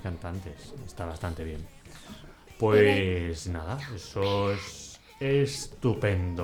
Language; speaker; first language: Spanish; native; Spanish